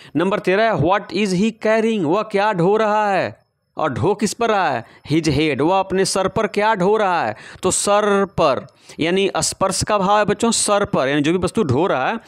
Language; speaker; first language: Hindi; native; Hindi